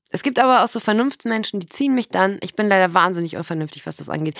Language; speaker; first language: German; native; German